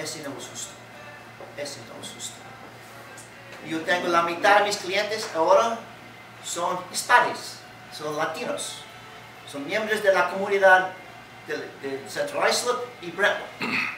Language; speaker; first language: Spanish; non-native, learner; English